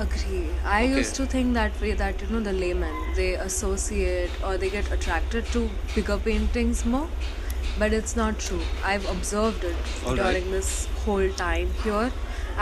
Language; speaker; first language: English; non-native, local second language; Gujarati